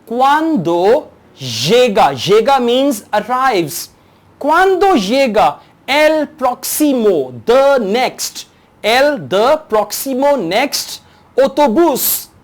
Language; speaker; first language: Spanish; non-native, learner; Urdu